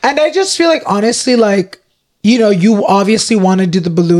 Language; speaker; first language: English; early bilingual, other home language; Spanish